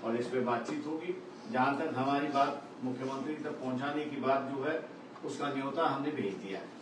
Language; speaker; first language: Hindi; non-native, local second language; Marathi